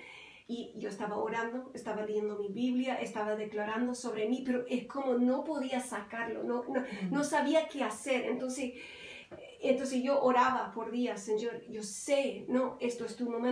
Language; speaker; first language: Spanish; non-native, fluent; English